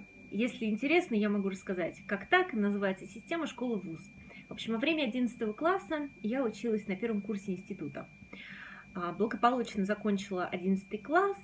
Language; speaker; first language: Russian; native; Russian